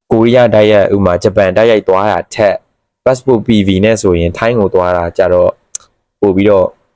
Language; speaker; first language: Burmese; native; Burmese